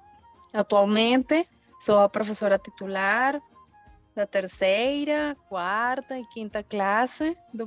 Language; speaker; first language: Portuguese; early bilingual, heritage; Spanish